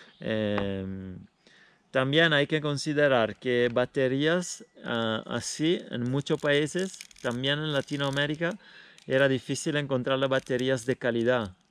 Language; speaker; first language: Spanish; non-native, fluent; Italian